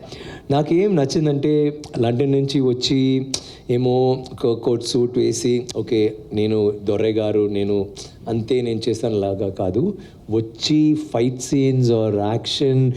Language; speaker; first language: Telugu; non-native, learner; Tamil